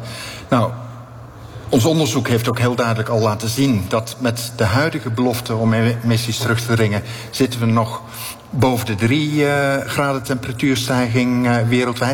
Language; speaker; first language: Dutch; native; Dutch